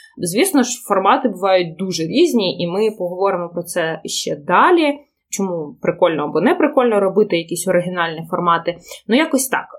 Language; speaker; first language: Ukrainian; non-native, local second language; Russian